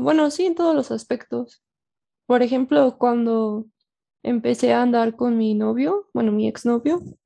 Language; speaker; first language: Spanish; native; Spanish